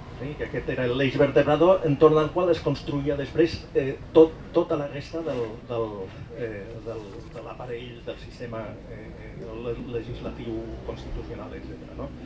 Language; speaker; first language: Catalan; early bilingual, other home language; German